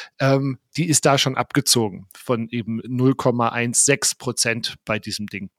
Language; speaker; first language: German; native; German